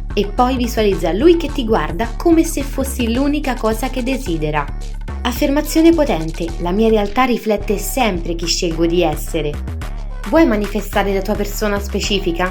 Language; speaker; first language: Italian; native; Italian